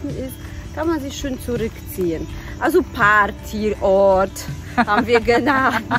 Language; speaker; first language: German; non-native, fluent; Polish